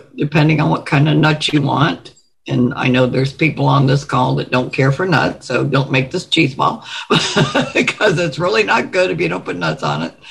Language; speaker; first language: English; native; English